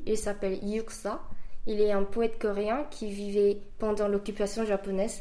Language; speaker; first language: French; early bilingual, other home language; Korean